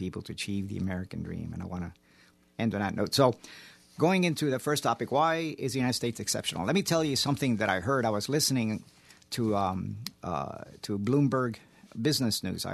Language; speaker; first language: English; early bilingual, other home language; Spanish